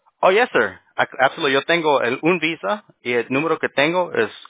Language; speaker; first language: Spanish; early bilingual, heritage; Spanish